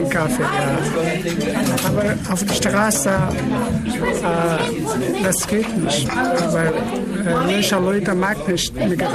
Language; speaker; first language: German; non-native, learner; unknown